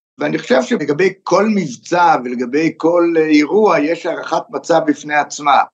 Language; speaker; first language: Hebrew; native; Hebrew